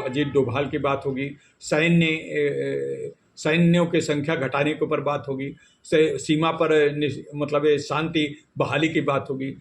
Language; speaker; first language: Hindi; native; Hindi